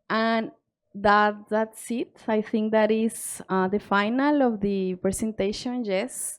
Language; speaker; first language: English; non-native, learner; Spanish